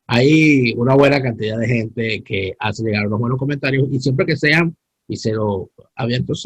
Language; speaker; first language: Spanish; native; Spanish